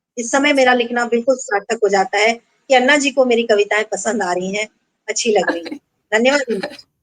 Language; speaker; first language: Hindi; non-native, local second language; Bangla